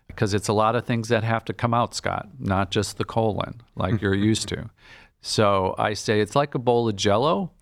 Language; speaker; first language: English; native; English